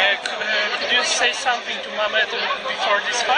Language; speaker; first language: English; non-native, learner; Polish